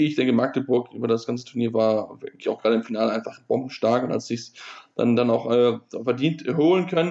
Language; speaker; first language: German; native; German